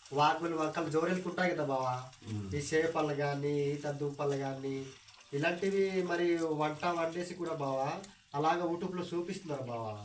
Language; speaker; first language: Telugu; non-native, local second language; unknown